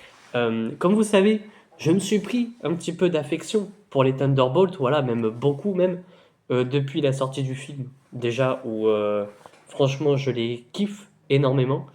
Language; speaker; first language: French; native; French